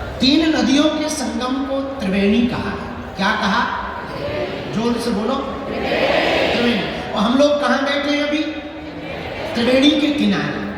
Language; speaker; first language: Hindi; native; Hindi